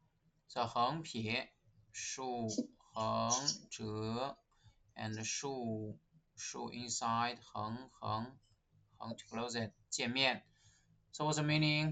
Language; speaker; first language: English; non-native, fluent; Chinese